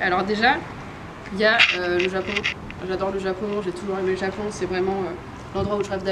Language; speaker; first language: French; native; French